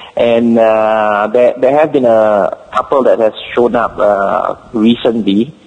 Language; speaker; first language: English; native; English